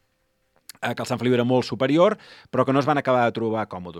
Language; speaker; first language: Catalan; native; Catalan